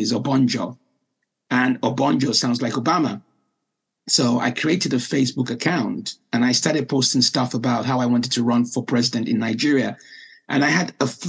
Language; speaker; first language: English; non-native, local second language; Yoruba